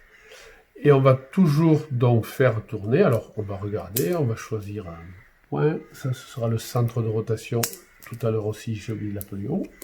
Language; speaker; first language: French; native; French